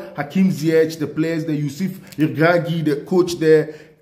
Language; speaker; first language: English; non-native, local second language; Hausa